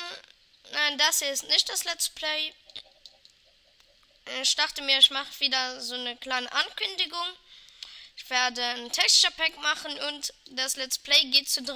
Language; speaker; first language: German; non-native, local second language; Luxembourgish